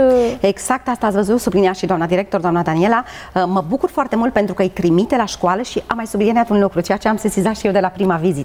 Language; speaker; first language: Romanian; native; Romanian